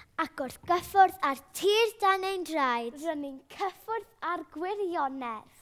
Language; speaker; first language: Welsh; native; Welsh